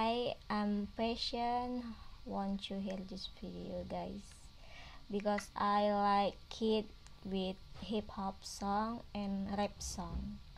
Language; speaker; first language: English; non-native, learner; Indonesian